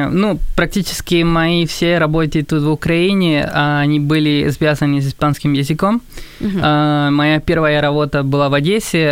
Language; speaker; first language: Russian; non-native, fluent; Spanish